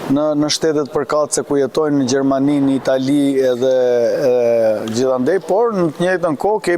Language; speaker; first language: Albanian; native; Albanian